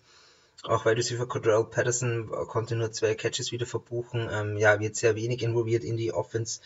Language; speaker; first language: German; native; German